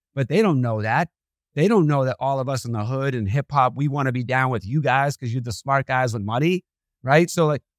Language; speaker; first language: English; native; English